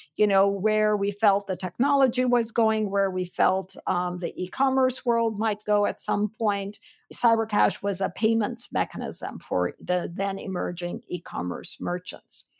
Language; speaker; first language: English; non-native, fluent; Armenian